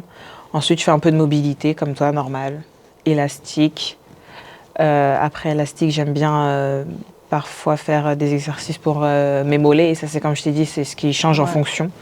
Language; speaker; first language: French; native; French